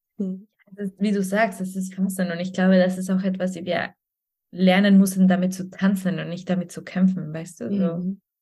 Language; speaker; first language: German; non-native, fluent; Spanish